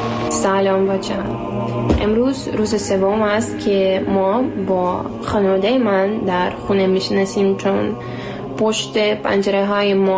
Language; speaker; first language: Persian; non-native, learner; Ukrainian